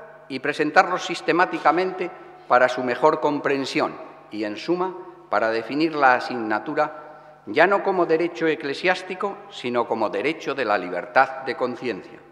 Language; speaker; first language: Spanish; native; Spanish